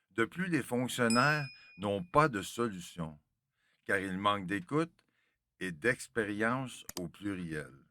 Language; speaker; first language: French; native; French